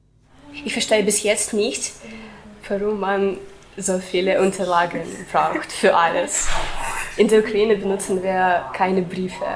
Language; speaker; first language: German; non-native, fluent; Ukrainian